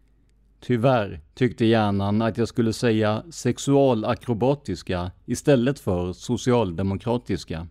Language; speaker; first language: Swedish; native; Swedish